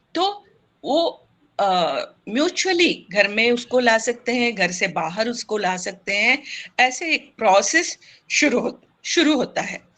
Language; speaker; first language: Hindi; non-native, local second language; Kannada